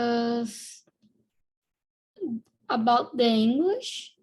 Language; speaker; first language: English; non-native, learner; Portuguese